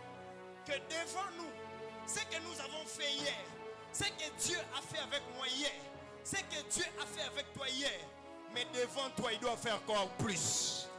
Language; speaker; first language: French; non-native, local second language; Lingala